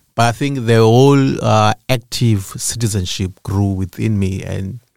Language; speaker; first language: English; non-native, local second language; Xhosa